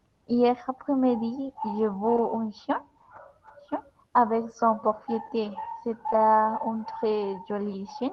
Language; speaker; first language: French; non-native, learner; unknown